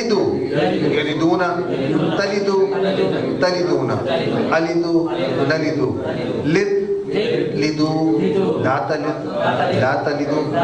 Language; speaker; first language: Arabic; non-native, fluent; Hindi